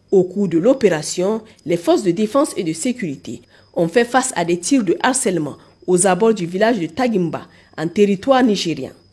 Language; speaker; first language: French; non-native, local second language; Hausa